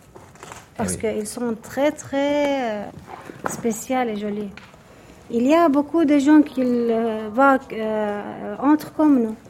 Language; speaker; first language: French; non-native, learner; Arabic